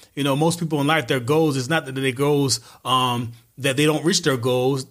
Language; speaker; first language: English; native; English